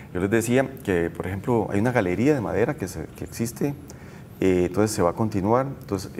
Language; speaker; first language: Spanish; native; Spanish